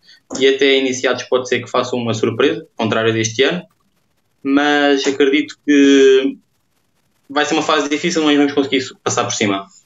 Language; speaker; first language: Portuguese; native; Portuguese